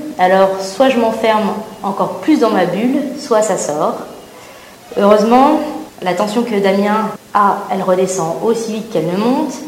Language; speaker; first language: French; native; French